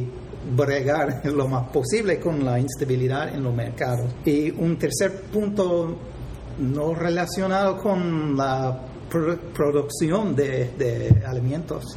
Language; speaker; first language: Spanish; non-native, fluent; English